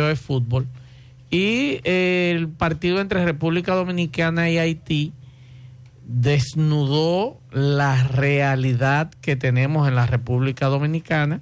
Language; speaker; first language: Spanish; native; Spanish